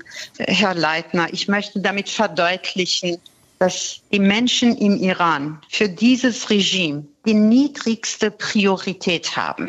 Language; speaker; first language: German; non-native, fluent; Persian